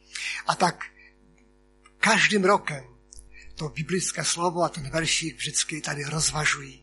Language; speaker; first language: Czech; non-native, local second language; Polish